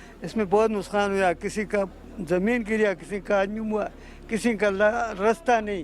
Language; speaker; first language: Hindi; non-native, local second language; Pashto